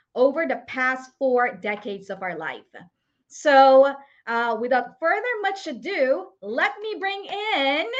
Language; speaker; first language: English; non-native, local second language; Iloko